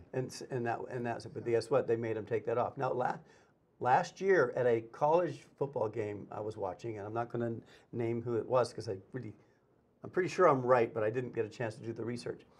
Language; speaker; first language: English; native; English